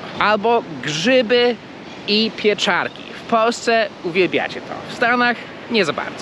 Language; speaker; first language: Polish; early bilingual, heritage; Polish